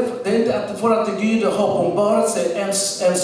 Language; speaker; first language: Swedish; non-native, learner; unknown